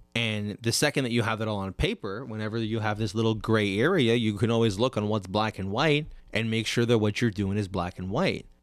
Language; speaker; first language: English; native; English